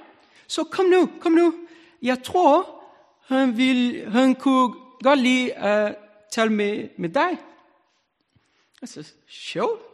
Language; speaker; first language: Danish; non-native, learner; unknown